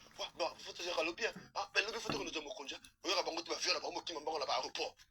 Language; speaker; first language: French; non-native, local second language; Lingala